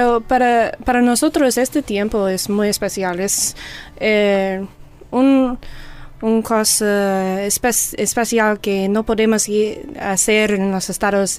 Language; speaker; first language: Spanish; non-native, learner; English